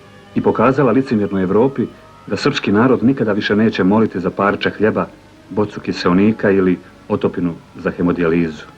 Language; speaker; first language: Bosnian; native; Bosnian